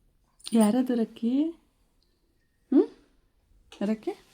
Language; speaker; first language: Kannada; native; Kannada